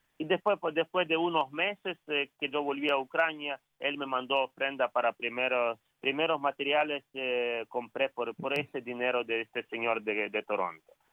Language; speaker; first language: Spanish; non-native, fluent; Ukrainian